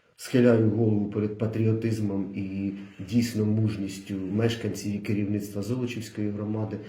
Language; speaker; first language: Ukrainian; native; Ukrainian